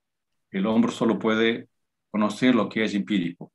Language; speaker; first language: Spanish; non-native, fluent; Wolof